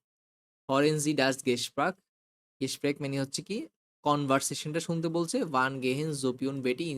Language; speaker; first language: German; non-native, fluent; Bangla